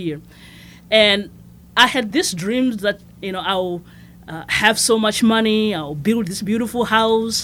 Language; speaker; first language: English; non-native, local second language; Shona